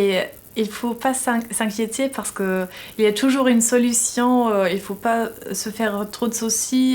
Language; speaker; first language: French; non-native, fluent; German